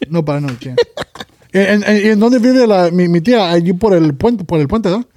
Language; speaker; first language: Spanish; early bilingual, heritage; Spanish